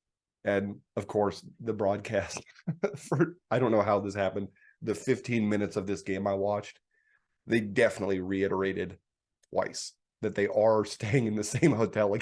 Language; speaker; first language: English; native; English